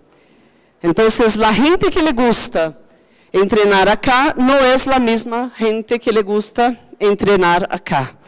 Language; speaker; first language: Spanish; non-native, fluent; Portuguese